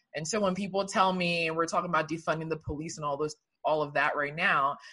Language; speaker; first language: English; early bilingual, other home language; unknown